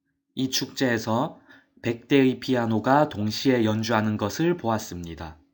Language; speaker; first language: Korean; native; Korean